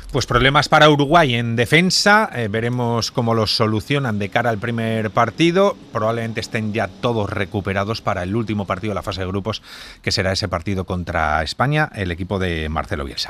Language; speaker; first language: Spanish; native; Spanish